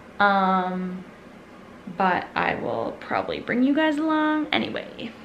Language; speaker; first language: English; native; English